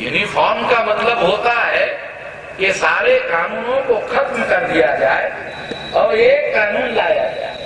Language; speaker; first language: Hindi; non-native, local second language; Marathi